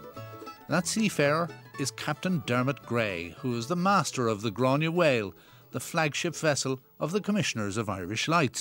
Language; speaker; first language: English; native; English